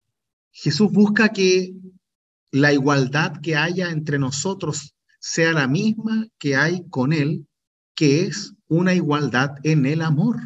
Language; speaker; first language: Spanish; native; Spanish